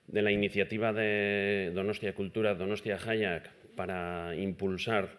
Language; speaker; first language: Spanish; non-native, local second language; Basque